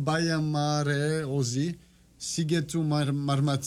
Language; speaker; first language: Romanian; non-native, learner; French